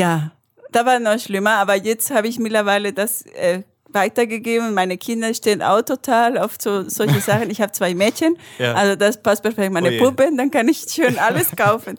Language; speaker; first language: German; non-native, learner; Spanish